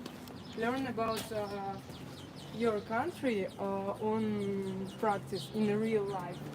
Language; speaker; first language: English; non-native, local second language; Russian